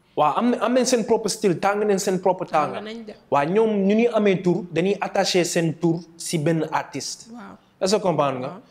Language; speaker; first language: Wolof; native; Wolof